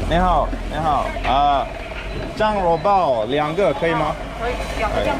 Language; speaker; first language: Chinese; non-native, fluent; English